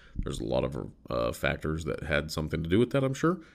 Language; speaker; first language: English; native; English